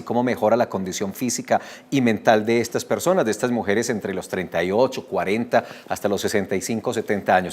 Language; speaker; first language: Spanish; native; Spanish